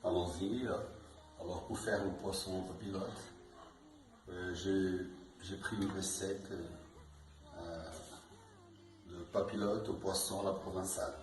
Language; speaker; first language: French; non-native, learner; Portuguese